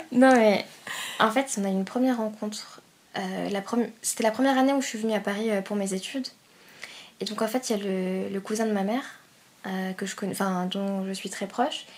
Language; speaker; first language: French; early bilingual, other home language; Persian